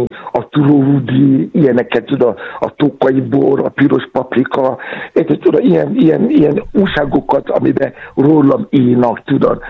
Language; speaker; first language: Hungarian; non-native, fluent; Yoruba